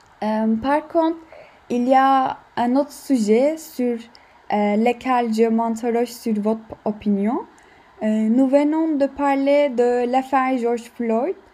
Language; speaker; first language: French; non-native, learner; Turkish